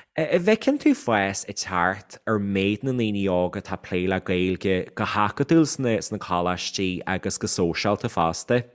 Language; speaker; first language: Irish; native; Irish